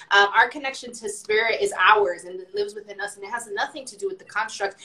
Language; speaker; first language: English; early bilingual, other home language; Spanish